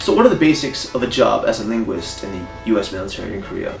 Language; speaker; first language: English; native; English